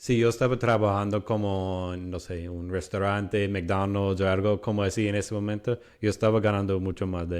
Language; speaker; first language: Spanish; non-native, fluent; English